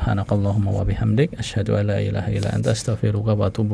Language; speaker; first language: Indonesian; native; Indonesian